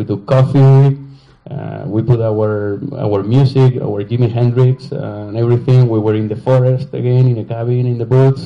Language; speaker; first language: English; non-native, fluent; Spanish